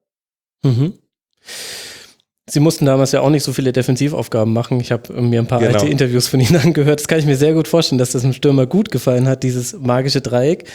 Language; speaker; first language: German; native; German